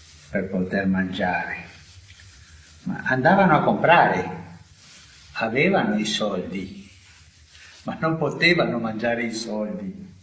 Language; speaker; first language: Italian; early bilingual, heritage; Italian